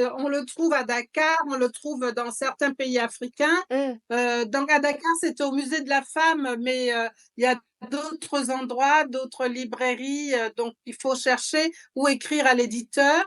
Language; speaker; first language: French; native; French